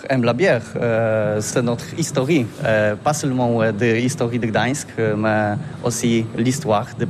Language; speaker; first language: French; non-native, fluent; Polish